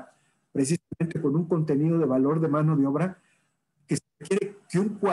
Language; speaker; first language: Spanish; native; Spanish